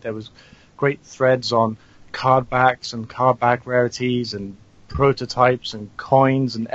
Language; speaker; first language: English; native; English